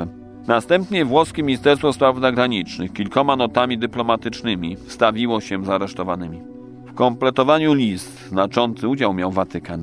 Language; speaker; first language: Polish; native; Polish